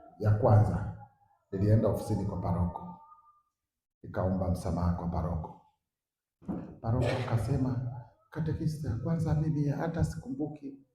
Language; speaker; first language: Swahili; native; Swahili